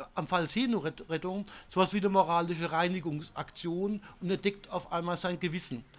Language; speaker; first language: German; non-native, fluent; Italian